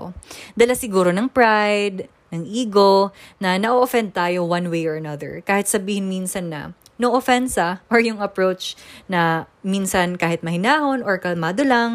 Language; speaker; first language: English; non-native, local second language; Waray